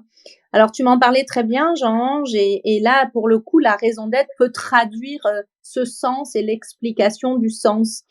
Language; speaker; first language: French; native; French